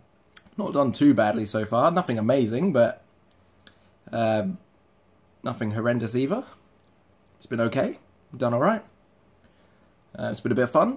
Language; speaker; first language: English; native; English